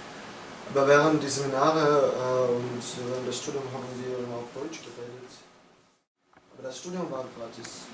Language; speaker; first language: German; non-native, learner; Russian